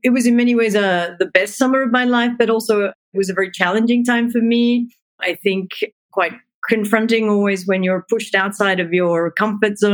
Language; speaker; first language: English; native; English